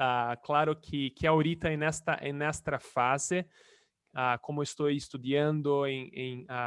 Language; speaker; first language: Spanish; non-native, fluent; Portuguese